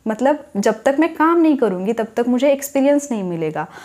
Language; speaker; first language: Hindi; non-native, local second language; Marathi